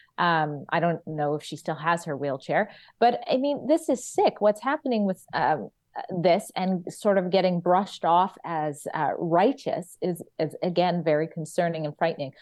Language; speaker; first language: English; native; English